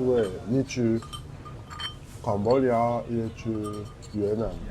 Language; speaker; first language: Chinese; non-native, learner; French